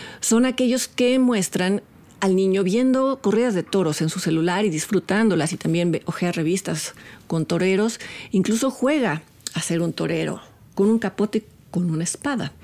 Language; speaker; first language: Spanish; native; Spanish